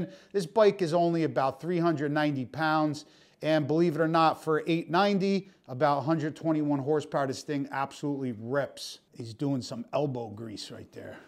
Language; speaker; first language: English; native; English